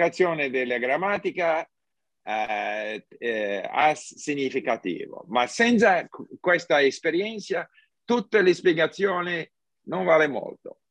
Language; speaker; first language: Italian; non-native, learner; English